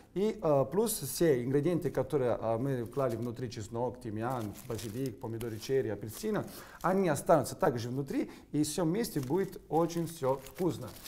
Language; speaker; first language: Russian; non-native, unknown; Italian